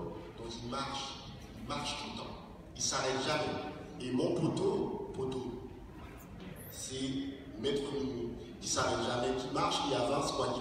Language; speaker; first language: French; non-native, local second language; Haitian Creole